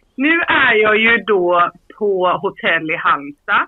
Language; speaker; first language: Swedish; native; Swedish